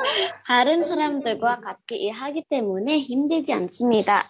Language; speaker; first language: Korean; non-native, learner; Indonesian